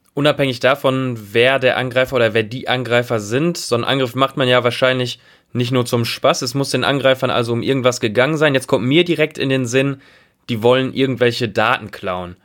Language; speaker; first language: German; native; German